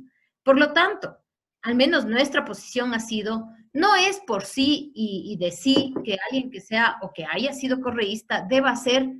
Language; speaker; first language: Spanish; native; Spanish